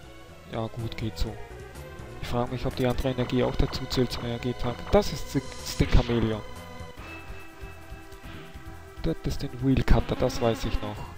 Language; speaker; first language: German; native; German